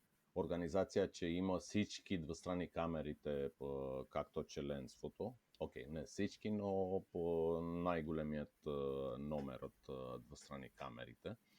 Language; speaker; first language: Bulgarian; non-native, fluent; Romanian